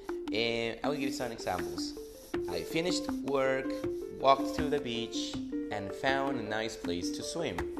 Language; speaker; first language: English; non-native, fluent; Spanish